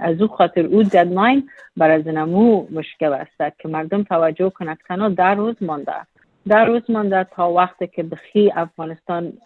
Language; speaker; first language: Persian; early bilingual, heritage; Persian